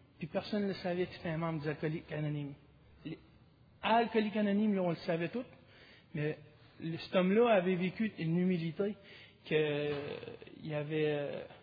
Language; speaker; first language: French; native; French